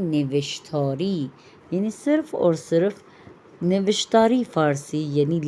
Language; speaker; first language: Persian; non-native, fluent; Urdu